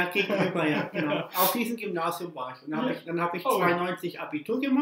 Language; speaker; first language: German; early bilingual, other home language; English